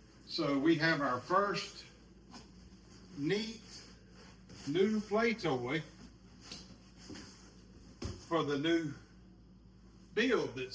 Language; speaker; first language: English; native; English